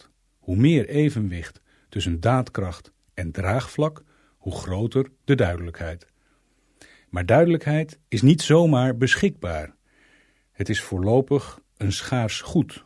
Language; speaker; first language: Dutch; native; Dutch